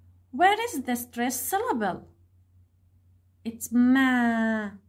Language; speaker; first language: English; non-native, fluent; Arabic